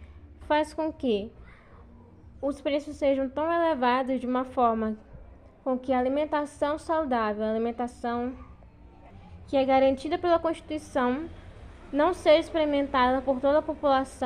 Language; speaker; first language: Portuguese; native; Portuguese